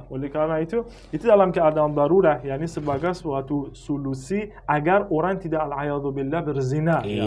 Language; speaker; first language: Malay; non-native, fluent; Persian